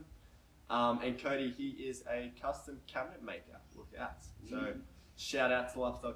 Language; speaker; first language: English; native; English